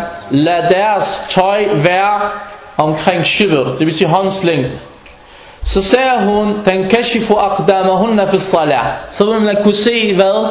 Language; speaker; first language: Danish; non-native, fluent; Arabic